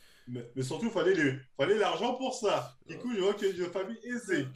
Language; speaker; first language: French; native; French